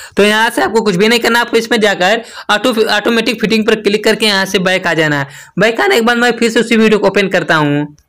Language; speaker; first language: Hindi; native; Hindi